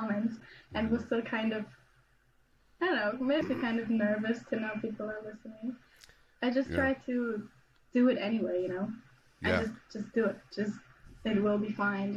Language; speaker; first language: English; non-native, fluent; German